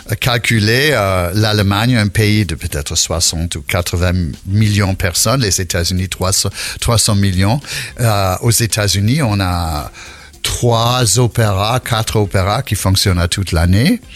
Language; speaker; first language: French; non-native, fluent; English